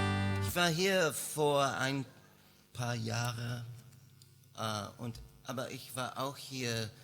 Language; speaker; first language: German; non-native, learner; English